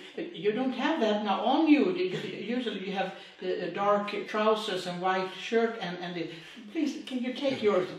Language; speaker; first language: English; non-native, fluent; Swedish